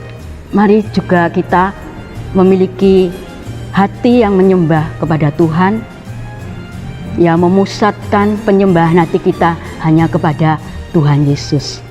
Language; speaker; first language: Indonesian; native; Indonesian